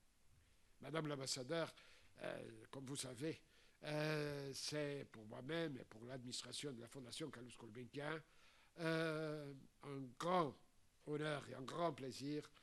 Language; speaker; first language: French; non-native, fluent; Portuguese